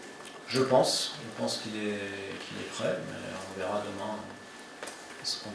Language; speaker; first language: French; native; French